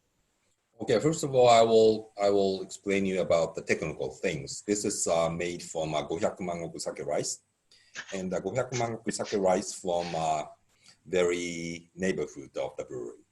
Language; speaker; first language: English; non-native, fluent; Japanese